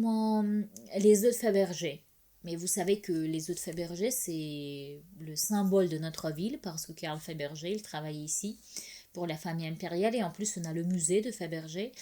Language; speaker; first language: French; non-native, fluent; Russian